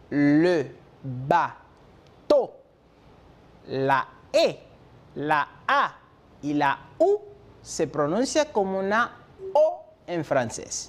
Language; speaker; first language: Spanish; non-native, fluent; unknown